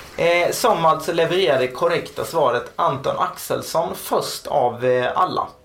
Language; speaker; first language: Swedish; native; Swedish